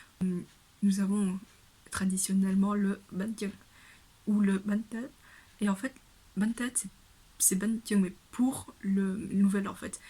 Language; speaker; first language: French; early bilingual, other home language; Vietnamese